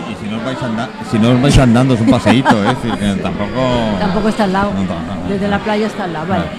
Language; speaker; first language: Spanish; non-native, fluent; German